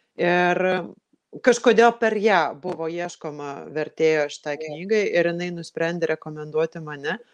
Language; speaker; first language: Lithuanian; native; Lithuanian